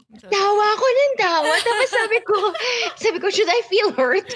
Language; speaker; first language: English; non-native, local second language; Filipino